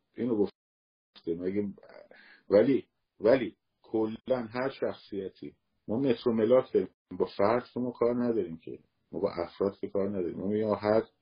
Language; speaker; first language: Persian; native; Persian